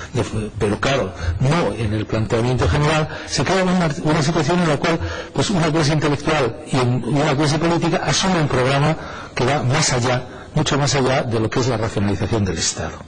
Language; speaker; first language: Spanish; native; Spanish